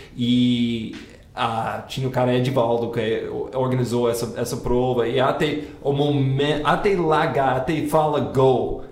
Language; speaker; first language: Portuguese; non-native, fluent; English